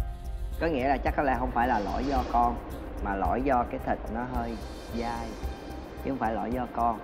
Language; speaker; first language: Vietnamese; native; Vietnamese